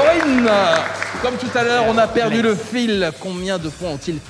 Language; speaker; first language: French; native; French